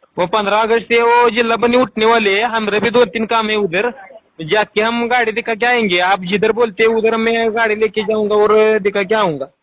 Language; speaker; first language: Hindi; non-native, local second language; Marathi